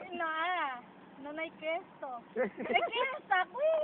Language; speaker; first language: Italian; non-native, learner; Filipino